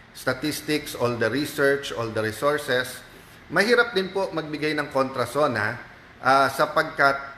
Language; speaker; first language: Filipino; native; Filipino